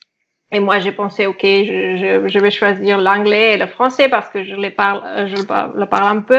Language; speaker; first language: French; non-native, fluent; Catalan